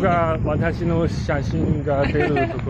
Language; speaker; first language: Japanese; non-native, learner; English